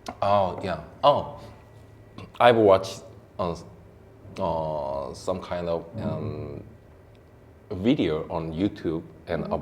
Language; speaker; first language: English; non-native, learner; Korean